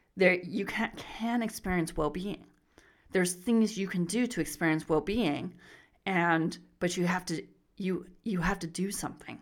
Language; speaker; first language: English; native; English